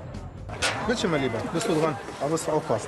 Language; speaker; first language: German; non-native, fluent; Arabic